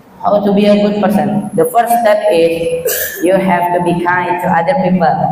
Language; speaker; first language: English; non-native, learner; Indonesian